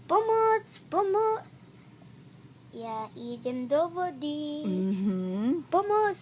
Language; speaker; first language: Slovak; early bilingual, heritage; Slovak